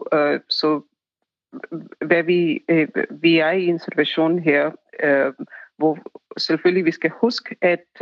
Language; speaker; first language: Danish; non-native, fluent; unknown